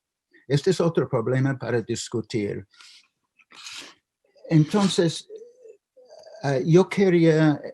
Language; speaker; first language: Spanish; non-native, fluent; English